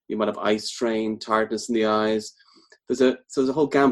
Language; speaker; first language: English; native; English